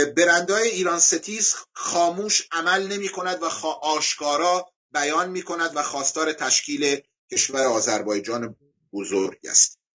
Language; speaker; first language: Persian; non-native, local second language; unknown